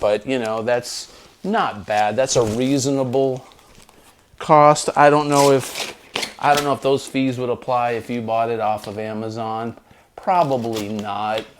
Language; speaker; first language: English; native; English